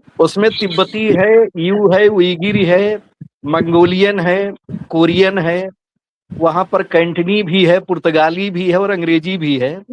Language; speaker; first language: Hindi; native; Hindi